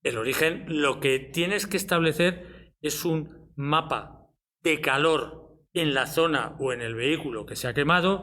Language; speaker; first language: Spanish; native; Spanish